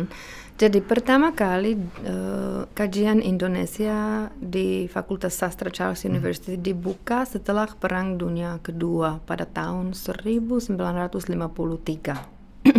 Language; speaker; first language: Indonesian; non-native, fluent; Czech